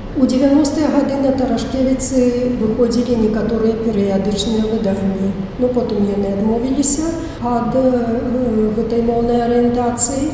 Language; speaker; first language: Belarusian; native; Belarusian